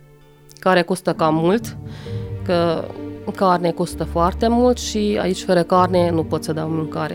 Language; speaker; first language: Romanian; non-native, local second language; Hungarian